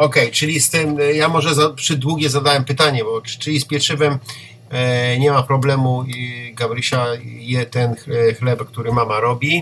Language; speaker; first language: Polish; native; Polish